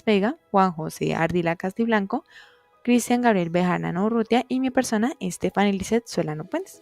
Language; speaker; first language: Spanish; native; Spanish